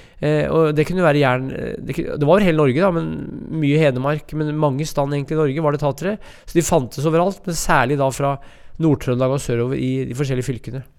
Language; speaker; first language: Norwegian; native; Norwegian